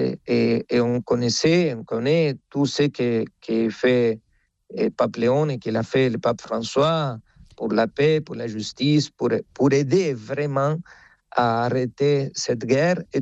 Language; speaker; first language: French; non-native, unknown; Spanish